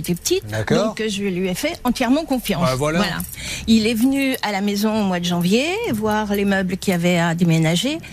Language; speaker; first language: French; native; French